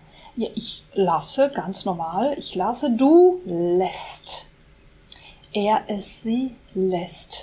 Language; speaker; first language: German; non-native, fluent; Portuguese